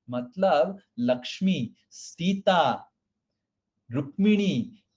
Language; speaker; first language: Hindi; non-native, local second language; Odia